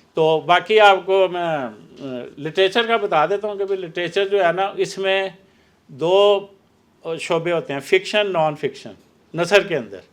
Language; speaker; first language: Urdu; non-native, local second language; Punjabi